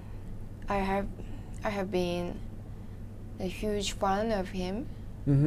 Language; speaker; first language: English; non-native, learner; Japanese